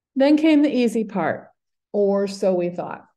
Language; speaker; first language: English; native; English